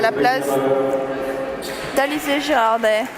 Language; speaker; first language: French; native; French